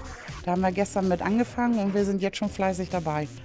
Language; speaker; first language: German; native; German